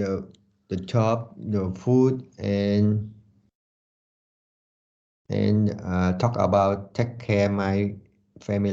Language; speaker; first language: English; non-native, learner; Vietnamese